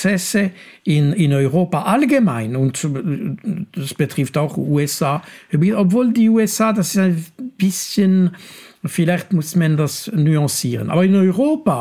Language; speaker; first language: German; non-native, local second language; French